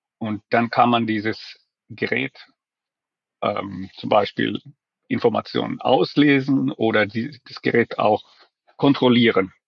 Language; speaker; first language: German; non-native, fluent; Finnish